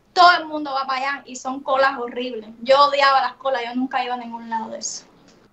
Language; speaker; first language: Spanish; native; Spanish